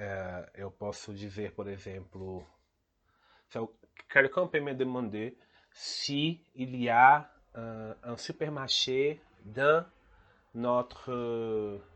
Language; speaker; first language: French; non-native, fluent; Portuguese